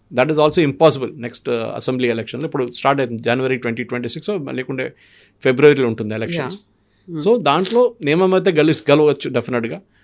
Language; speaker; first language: Telugu; non-native, local second language; Malayalam